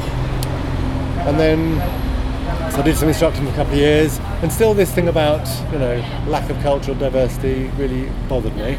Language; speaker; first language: English; native; English